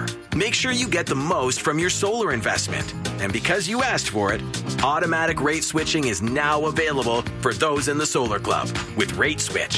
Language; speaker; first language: English; native; English